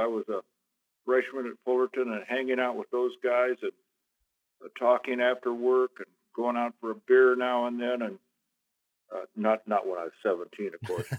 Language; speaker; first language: English; native; English